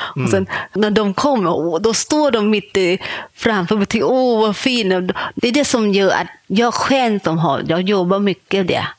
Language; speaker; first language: Swedish; non-native, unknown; Thai